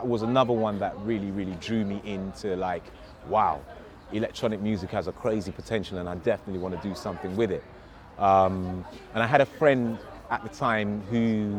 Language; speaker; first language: English; native; English